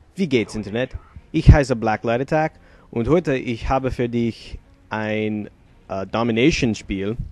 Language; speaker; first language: German; non-native, learner; English